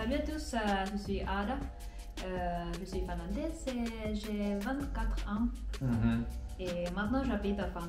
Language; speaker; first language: French; non-native, learner; Finnish